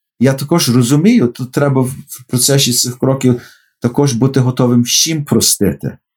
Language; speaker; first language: Ukrainian; early bilingual, heritage; Ukrainian